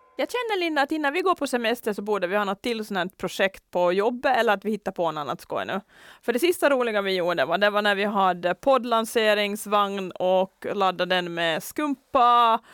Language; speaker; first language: Swedish; native; Swedish